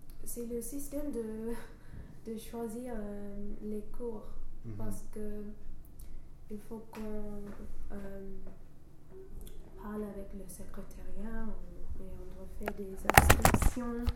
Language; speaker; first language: French; non-native, fluent; English